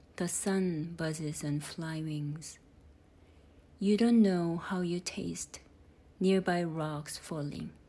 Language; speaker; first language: English; non-native, fluent; Korean